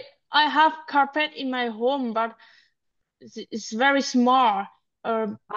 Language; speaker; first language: English; non-native, learner; Vietnamese